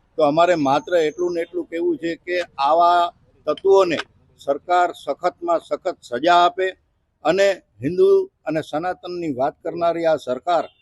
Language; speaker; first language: Gujarati; non-native, local second language; Sindhi